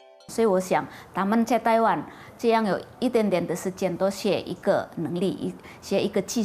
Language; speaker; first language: Chinese; non-native, learner; Indonesian